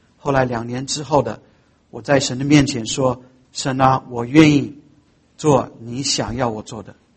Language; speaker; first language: Chinese; non-native, fluent; English